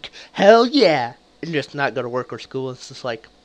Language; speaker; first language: English; native; English